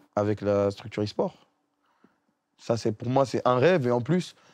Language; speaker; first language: French; native; French